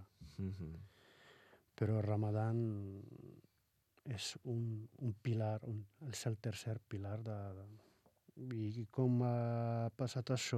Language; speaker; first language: Catalan; non-native, fluent; Arabic